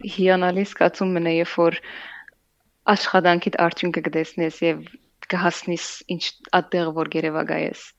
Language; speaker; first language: Armenian; native; Armenian